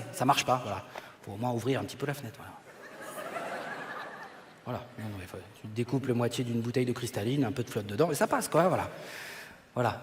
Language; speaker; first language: French; native; French